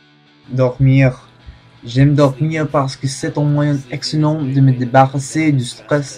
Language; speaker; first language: French; non-native, learner; English